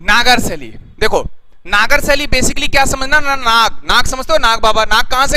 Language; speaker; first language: Hindi; native; Hindi